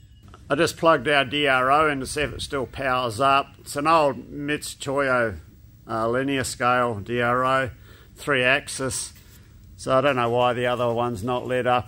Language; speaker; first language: English; native; English